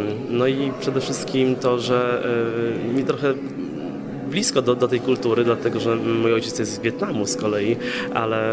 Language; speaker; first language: Polish; early bilingual, other home language; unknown